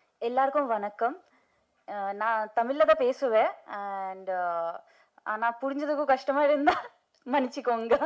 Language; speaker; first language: Tamil; non-native, fluent; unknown